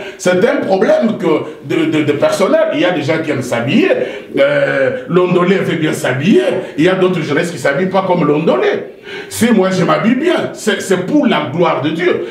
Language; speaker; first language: French; non-native, local second language; Lingala